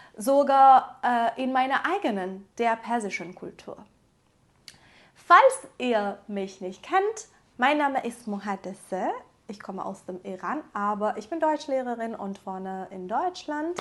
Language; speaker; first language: German; non-native, fluent; Persian